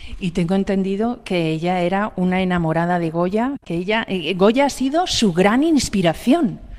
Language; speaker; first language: Spanish; native; Spanish